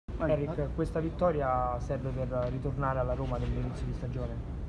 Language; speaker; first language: Italian; native; Italian